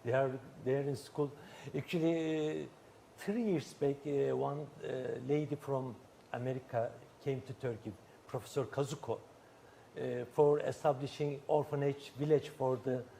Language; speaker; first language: English; non-native, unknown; Turkish